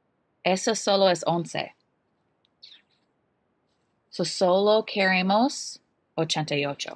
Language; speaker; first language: Spanish; non-native, learner; English